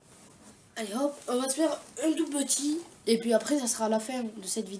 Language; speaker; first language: French; native; French